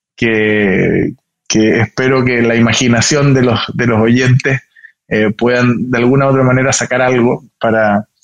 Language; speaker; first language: Spanish; native; Spanish